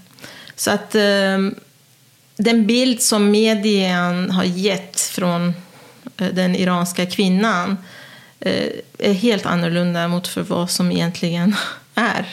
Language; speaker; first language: Swedish; non-native, fluent; Persian